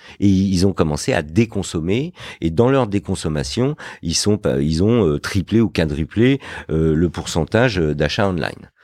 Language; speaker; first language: French; early bilingual, other home language; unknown